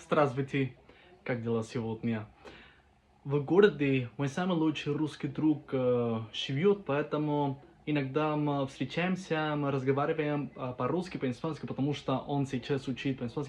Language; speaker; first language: Russian; non-native, learner; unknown